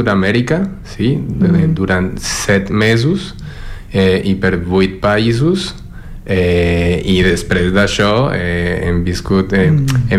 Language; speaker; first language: Catalan; non-native, learner; Spanish